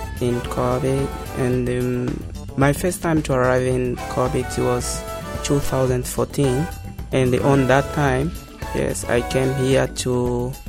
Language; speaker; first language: English; non-native, local second language; Portuguese